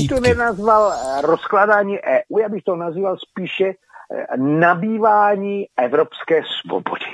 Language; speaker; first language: Czech; native; Czech